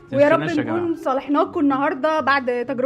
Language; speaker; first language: Arabic; native; Arabic